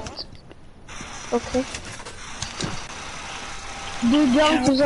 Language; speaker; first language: English; non-native, learner; Slovak